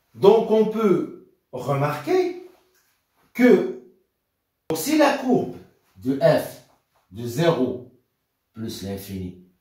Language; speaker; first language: French; non-native, local second language; Arabic